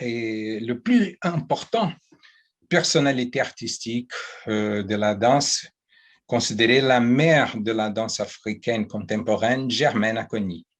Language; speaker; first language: French; non-native, fluent; Portuguese